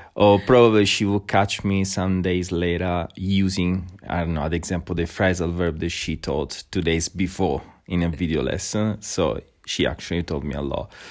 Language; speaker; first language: English; non-native, fluent; Italian